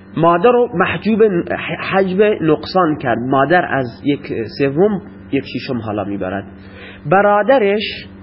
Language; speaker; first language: Persian; non-native, local second language; Baluchi